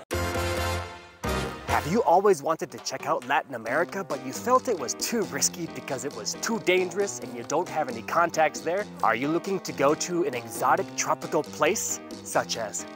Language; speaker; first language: English; native; English